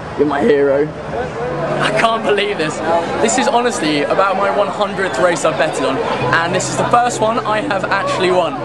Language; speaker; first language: English; native; English